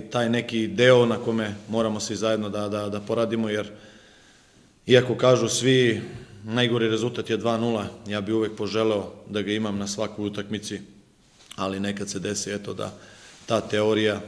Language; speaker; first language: Serbian; native; Serbian